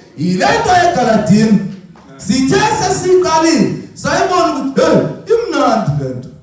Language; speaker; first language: Zulu; non-native, local second language; Xhosa